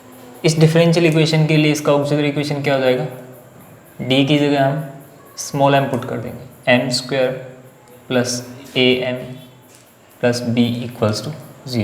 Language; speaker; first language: Hindi; native; Hindi